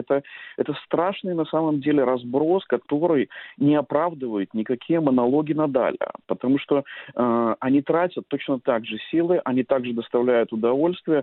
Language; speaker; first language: Russian; native; Russian